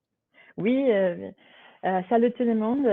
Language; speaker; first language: French; non-native, fluent; Portuguese